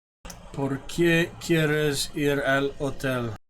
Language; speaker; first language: Spanish; non-native, learner; English